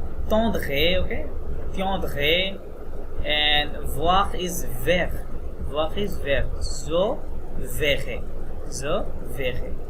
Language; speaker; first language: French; non-native, learner; Bangla